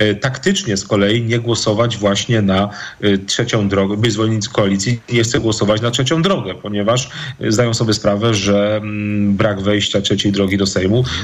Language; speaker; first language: Polish; native; Polish